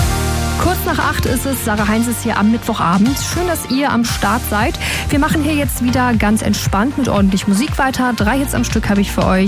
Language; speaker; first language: German; native; German